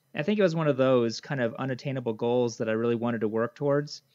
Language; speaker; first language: English; native; English